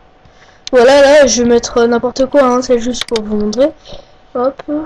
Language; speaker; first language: French; native; French